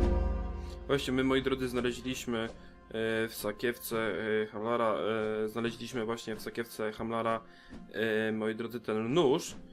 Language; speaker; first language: Polish; native; Polish